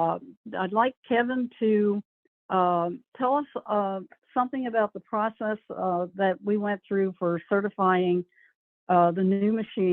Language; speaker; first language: English; native; English